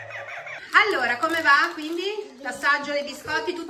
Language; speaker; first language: Italian; native; Italian